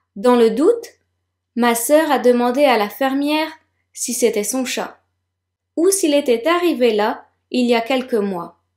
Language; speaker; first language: French; native; French